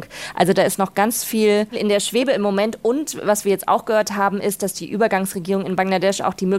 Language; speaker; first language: German; native; German